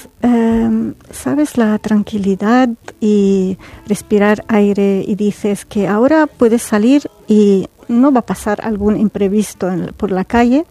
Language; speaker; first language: Spanish; non-native, fluent; Arabic